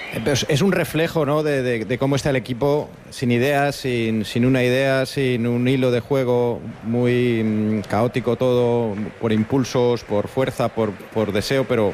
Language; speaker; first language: Spanish; native; Spanish